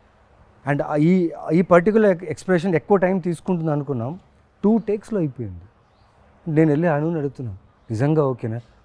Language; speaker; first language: Telugu; native; Telugu